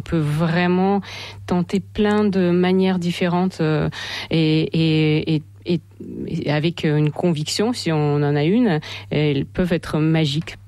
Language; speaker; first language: French; non-native, fluent; Russian